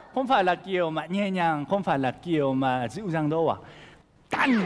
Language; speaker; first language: Vietnamese; non-native, fluent; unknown